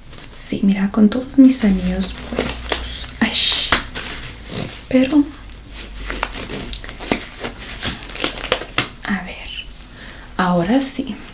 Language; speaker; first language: Spanish; early bilingual, heritage; Spanish